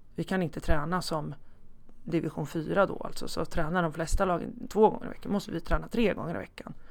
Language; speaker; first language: Swedish; native; Swedish